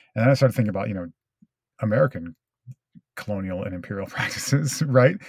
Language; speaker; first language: English; early bilingual, other home language; Japanese